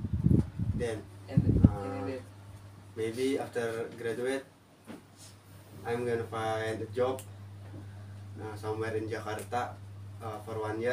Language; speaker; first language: English; non-native, learner; Indonesian